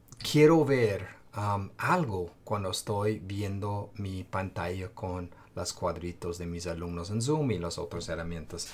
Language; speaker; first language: Spanish; non-native, fluent; English